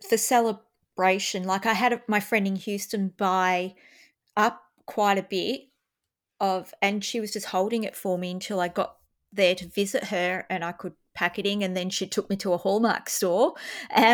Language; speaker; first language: English; native; English